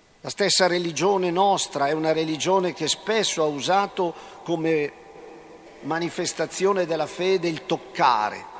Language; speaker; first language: Italian; native; Italian